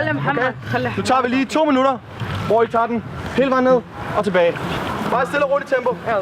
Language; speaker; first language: Danish; native; Danish